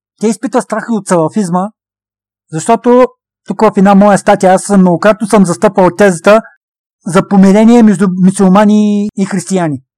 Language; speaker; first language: Bulgarian; native; Bulgarian